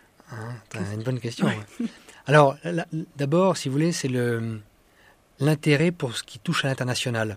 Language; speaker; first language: French; native; French